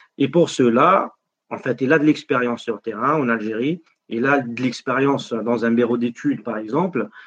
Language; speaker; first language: French; non-native, local second language; Arabic